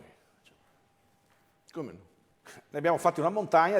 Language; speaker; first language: Italian; native; Italian